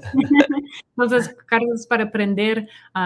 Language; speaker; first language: Spanish; non-native, learner; English